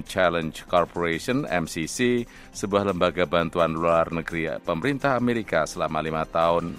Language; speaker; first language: Indonesian; native; Indonesian